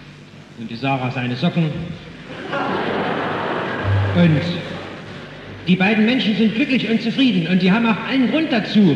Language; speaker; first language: German; native; German